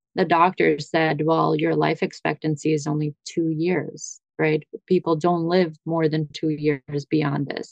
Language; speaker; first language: English; early bilingual, other home language; Russian